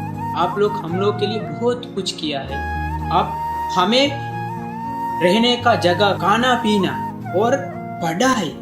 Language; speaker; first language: Hindi; non-native, learner; Sinhala